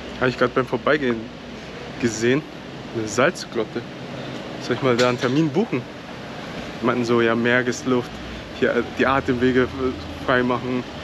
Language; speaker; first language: German; native; German